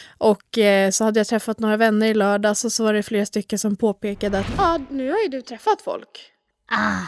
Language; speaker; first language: Swedish; native; Swedish